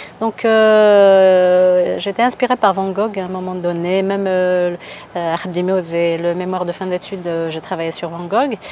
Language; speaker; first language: French; non-native, local second language; Kabyle